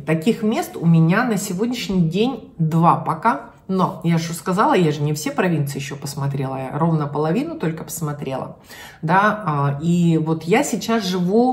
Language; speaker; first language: Russian; native; Russian